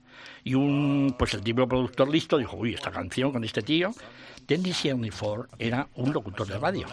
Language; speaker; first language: Spanish; native; Spanish